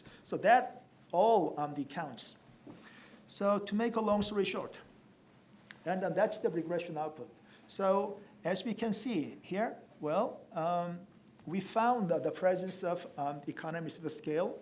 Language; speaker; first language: English; non-native, fluent; Korean